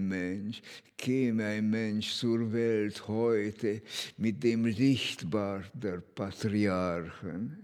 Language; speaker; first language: German; non-native, fluent; Hungarian